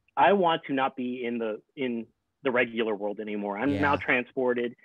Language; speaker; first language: English; native; English